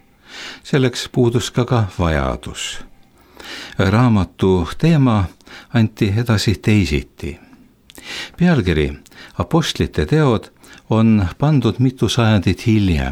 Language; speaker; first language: Estonian; native; Estonian